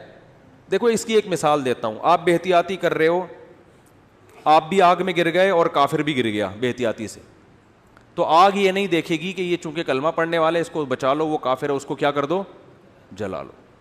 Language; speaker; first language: Urdu; native; Urdu